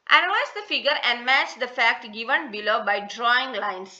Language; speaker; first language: English; non-native, local second language; Malayalam